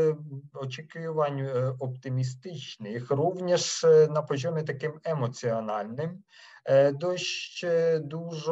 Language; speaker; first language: Polish; non-native, fluent; Ukrainian